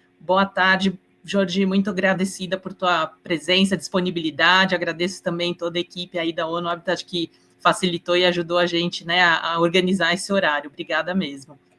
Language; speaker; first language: Portuguese; native; Portuguese